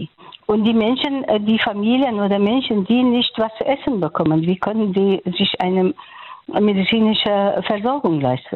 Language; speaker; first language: German; non-native, fluent; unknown